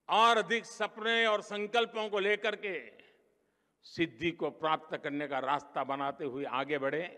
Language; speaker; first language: Hindi; non-native, local second language; Gujarati